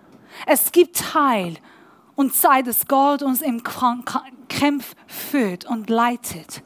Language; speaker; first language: German; non-native, learner; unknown